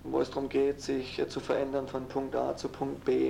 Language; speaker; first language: German; native; German